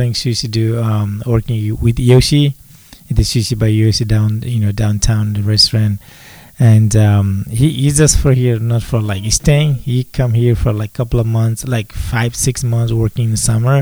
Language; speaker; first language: English; non-native, local second language; Nepali